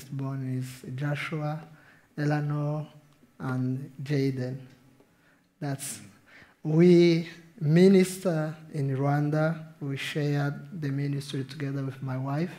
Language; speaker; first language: English; non-native, local second language; Kinyarwanda